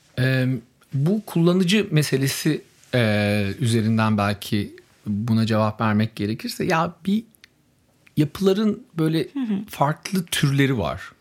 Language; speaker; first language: Turkish; early bilingual, heritage; Turkish